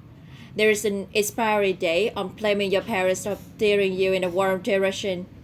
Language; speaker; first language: English; non-native, learner; Vietnamese